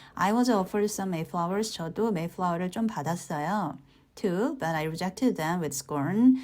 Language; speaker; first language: English; non-native, fluent; Korean